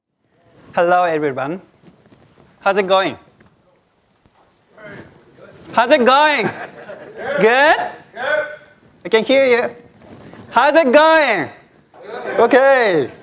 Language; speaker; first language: English; non-native, fluent; Japanese